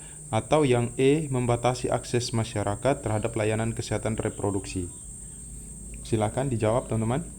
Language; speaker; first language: Indonesian; native; Indonesian